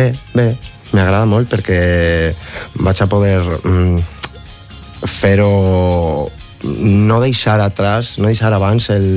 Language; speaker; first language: Catalan; non-native, learner; Spanish